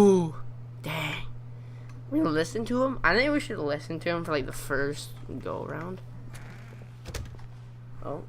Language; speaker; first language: English; native; English